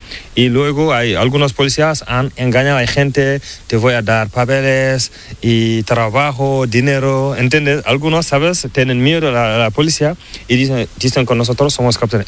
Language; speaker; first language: Spanish; non-native, learner; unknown